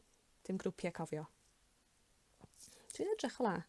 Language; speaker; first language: Welsh; native; Welsh